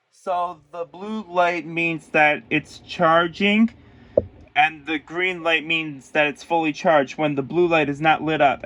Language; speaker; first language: English; native; English